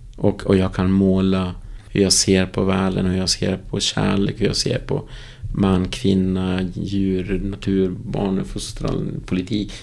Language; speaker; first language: Swedish; early bilingual, other home language; Spanish